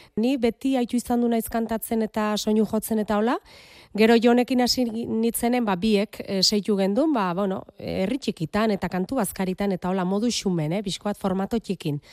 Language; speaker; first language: Basque; native; Basque